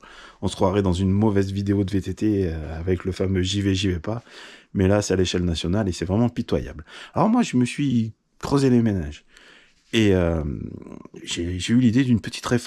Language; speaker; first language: French; native; French